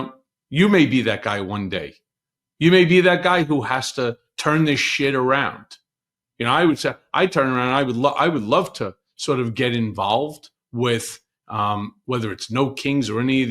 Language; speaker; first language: English; native; English